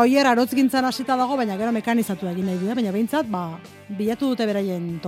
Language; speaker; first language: Basque; native; Basque